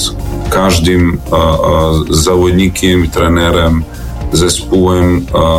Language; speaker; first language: Polish; non-native, fluent; Serbian